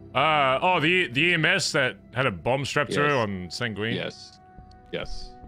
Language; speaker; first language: English; native; English